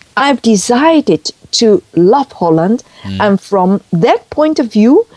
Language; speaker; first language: English; non-native, fluent; Chinese